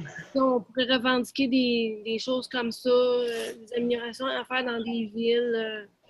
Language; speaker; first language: French; native; French